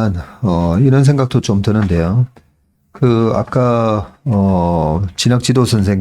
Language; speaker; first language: Korean; native; Korean